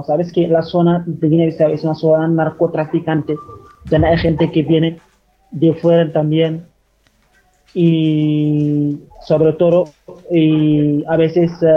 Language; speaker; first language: Spanish; non-native, fluent; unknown